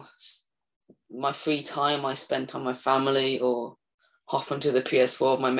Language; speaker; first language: English; native; English